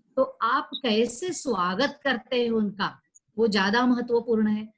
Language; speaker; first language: Hindi; non-native, local second language; Marathi